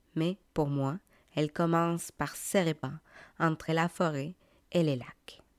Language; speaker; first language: French; non-native, fluent; Spanish